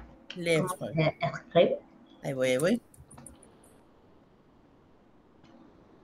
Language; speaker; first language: French; non-native, fluent; Spanish